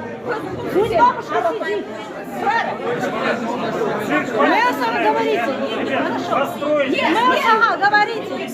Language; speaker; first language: Russian; non-native, local second language; Kazakh